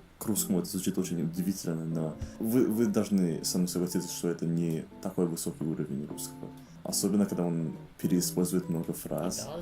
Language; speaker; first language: Russian; native; Russian